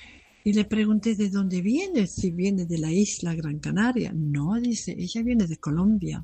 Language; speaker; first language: Spanish; non-native, fluent; German